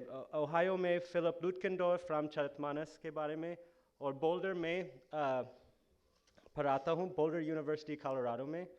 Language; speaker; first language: Hindi; non-native, fluent; English